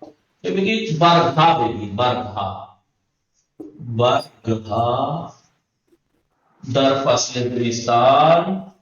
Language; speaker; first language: Persian; non-native, fluent; Urdu